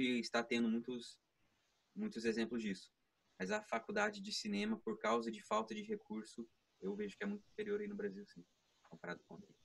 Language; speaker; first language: Portuguese; early bilingual, heritage; Portuguese